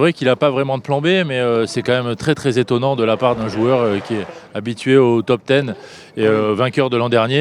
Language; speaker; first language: French; native; French